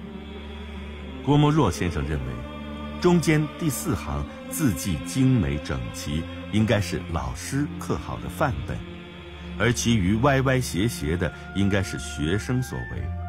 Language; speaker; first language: Chinese; native; Chinese